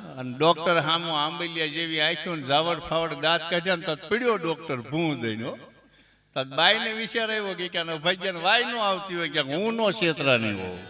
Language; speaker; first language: Gujarati; native; Gujarati